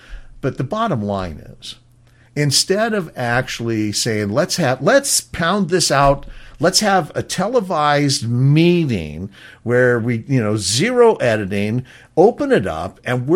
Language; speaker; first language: English; native; English